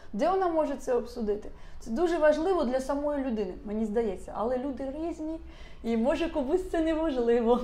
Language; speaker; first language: Ukrainian; non-native, local second language; Russian